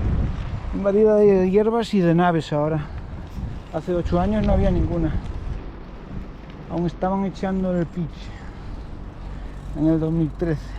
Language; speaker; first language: Spanish; native; Spanish